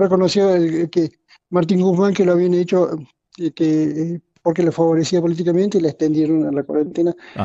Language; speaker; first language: Spanish; native; Spanish